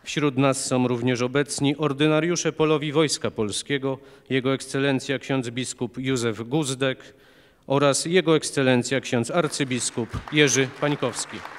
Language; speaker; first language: Polish; native; Polish